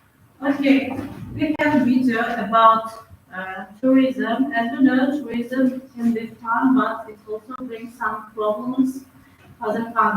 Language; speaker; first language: English; non-native, fluent; Uzbek